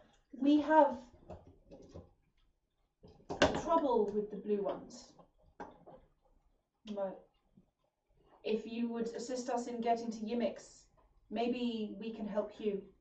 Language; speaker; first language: English; native; English